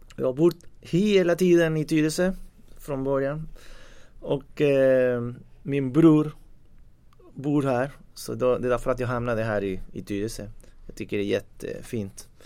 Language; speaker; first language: Swedish; non-native, fluent; Spanish